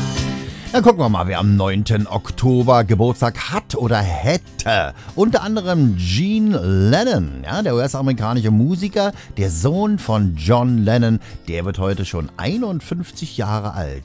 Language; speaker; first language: German; native; German